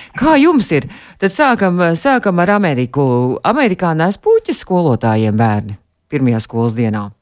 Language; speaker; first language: Latvian; native; Latvian